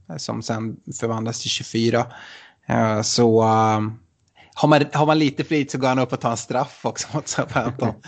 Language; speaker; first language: Swedish; native; Swedish